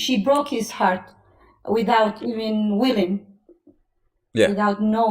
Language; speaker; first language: English; non-native, fluent; Italian